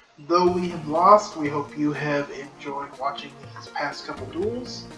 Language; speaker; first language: English; native; English